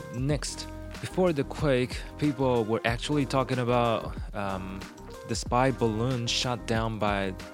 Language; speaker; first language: English; non-native, fluent; Chinese